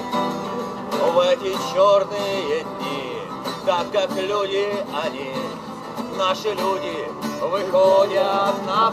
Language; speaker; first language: Russian; native; Russian